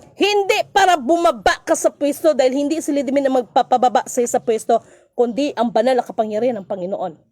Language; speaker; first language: Filipino; non-native, local second language; Cebuano